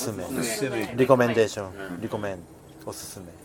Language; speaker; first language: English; non-native, learner; Japanese